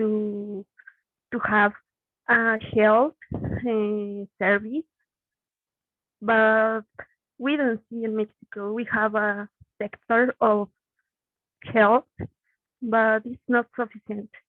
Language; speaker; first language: English; non-native, learner; Spanish